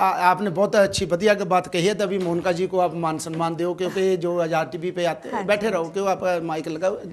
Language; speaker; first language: Hindi; non-native, local second language; Punjabi